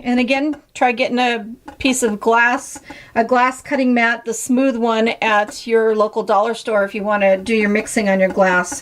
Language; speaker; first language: English; native; English